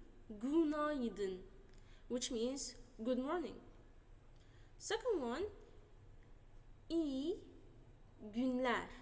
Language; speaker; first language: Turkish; non-native, fluent; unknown